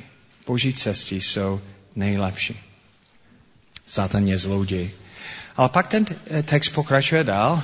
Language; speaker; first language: Czech; non-native, fluent; English